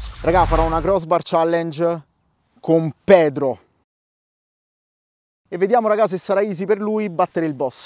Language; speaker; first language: Italian; native; Italian